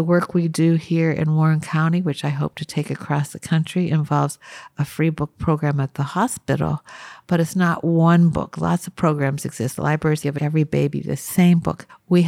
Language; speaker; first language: English; native; English